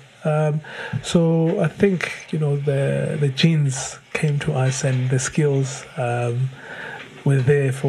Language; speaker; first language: English; non-native, local second language; Xhosa